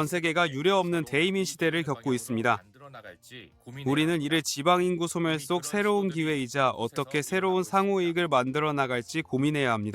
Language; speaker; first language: Korean; native; Korean